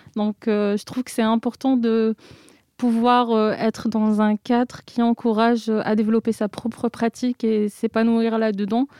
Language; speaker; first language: French; non-native, local second language; Arabic